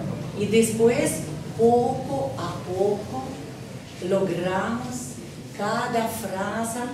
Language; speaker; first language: Spanish; non-native, learner; Russian